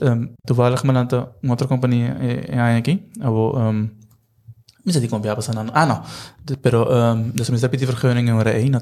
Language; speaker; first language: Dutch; non-native, local second language; Papiamento